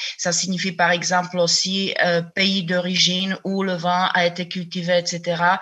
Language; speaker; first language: French; non-native, fluent; Czech